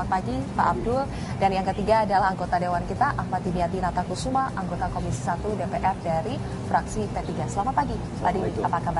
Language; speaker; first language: Indonesian; native; Indonesian